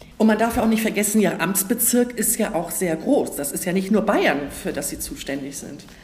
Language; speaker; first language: German; native; German